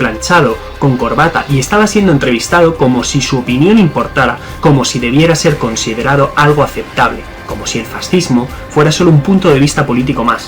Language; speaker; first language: Spanish; native; Spanish